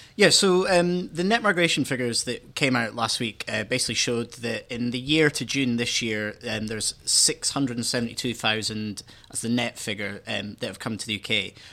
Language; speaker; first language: English; native; English